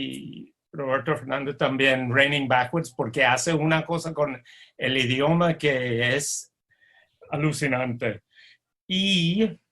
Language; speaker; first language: Spanish; non-native, fluent; English